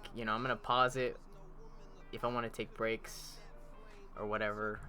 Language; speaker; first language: English; native; English